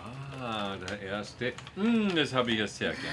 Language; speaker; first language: German; native; German